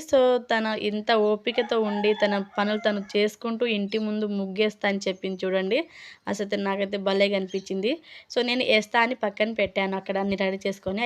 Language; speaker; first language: Telugu; non-native, local second language; Lambadi